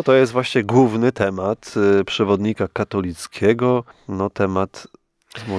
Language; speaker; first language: Polish; native; Polish